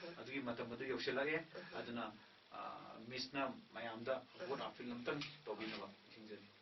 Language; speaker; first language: Manipuri; native; Manipuri